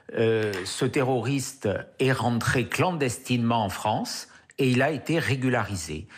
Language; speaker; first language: French; native; French